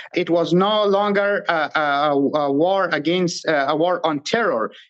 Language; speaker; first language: English; non-native, fluent; Pashto